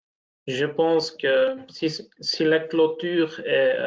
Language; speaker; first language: French; non-native, local second language; Dutch